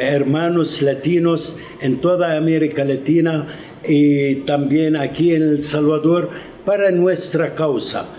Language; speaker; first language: Spanish; non-native, fluent; Arabic